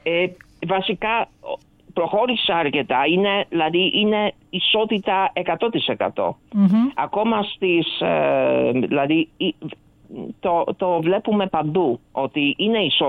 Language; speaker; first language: Greek; early bilingual, other home language; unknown